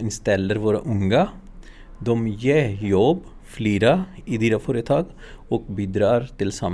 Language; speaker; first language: Swedish; non-native, learner; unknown